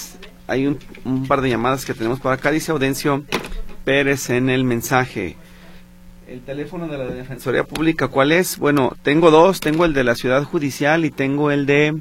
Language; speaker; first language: Spanish; native; Spanish